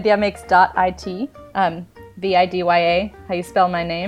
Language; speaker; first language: English; early bilingual, other home language; Tamil